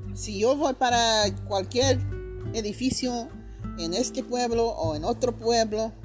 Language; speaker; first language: Spanish; early bilingual, heritage; Spanish